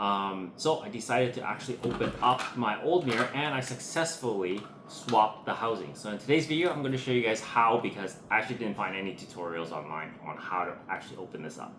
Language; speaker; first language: English; native; English